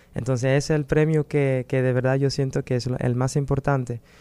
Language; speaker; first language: Spanish; early bilingual, other home language; Dutch